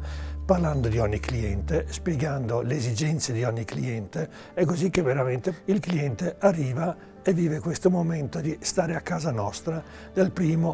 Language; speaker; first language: Italian; non-native, local second language; German